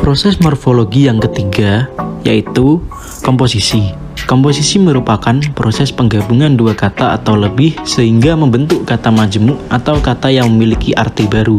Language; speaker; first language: Indonesian; native; Indonesian